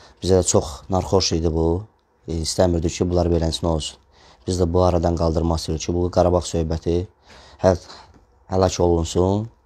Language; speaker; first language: Azerbaijani; non-native, local second language; Russian